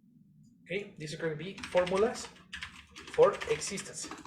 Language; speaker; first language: English; non-native, fluent; Spanish